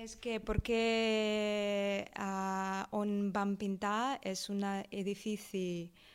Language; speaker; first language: Catalan; non-native, learner; Russian